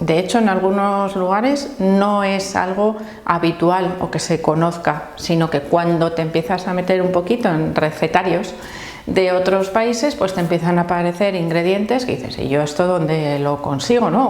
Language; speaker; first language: Spanish; native; Spanish